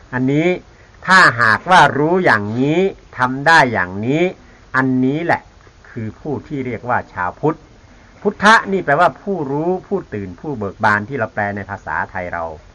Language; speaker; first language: Thai; native; Thai